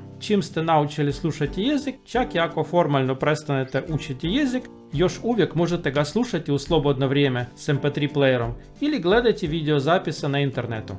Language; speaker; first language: Croatian; non-native, learner; Russian